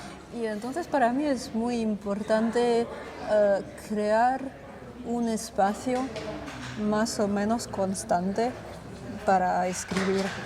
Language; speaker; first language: Spanish; non-native, fluent; French